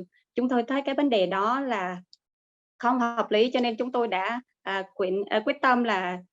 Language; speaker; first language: Vietnamese; native; Vietnamese